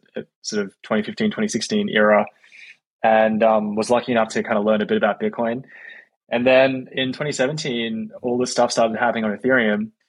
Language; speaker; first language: English; native; English